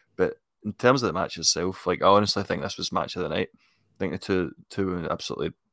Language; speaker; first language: English; native; English